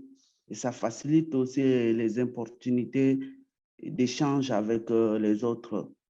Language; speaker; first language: French; early bilingual, other home language; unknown